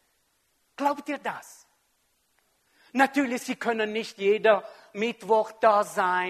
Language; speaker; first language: German; non-native, fluent; French